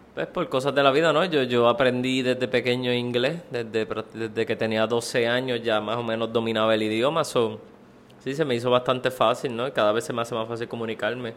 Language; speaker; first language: Spanish; native; Spanish